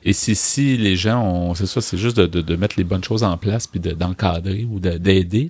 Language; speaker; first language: French; native; French